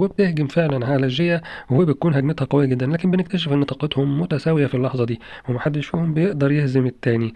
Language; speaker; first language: Arabic; native; Arabic